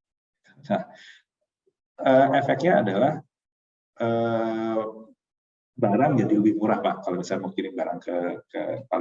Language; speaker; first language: Indonesian; native; Indonesian